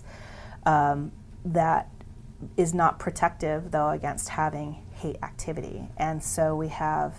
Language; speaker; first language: English; native; English